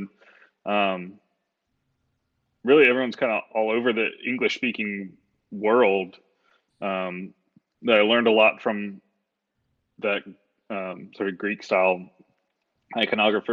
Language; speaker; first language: English; native; English